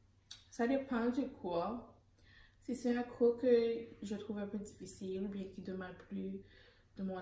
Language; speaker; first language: French; early bilingual, heritage; Haitian Creole